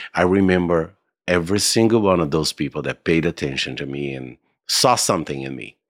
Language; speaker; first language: English; non-native, fluent; Portuguese